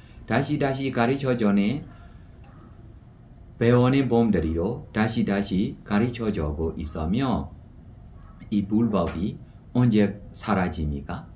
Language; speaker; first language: Korean; non-native, fluent; Burmese